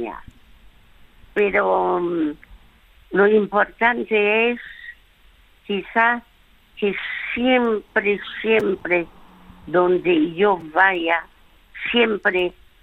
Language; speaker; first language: Spanish; non-native, fluent; French